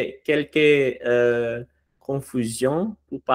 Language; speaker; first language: French; non-native, learner; Portuguese